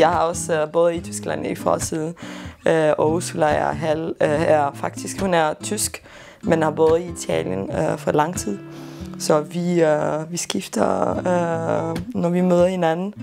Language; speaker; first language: Danish; non-native, fluent; Italian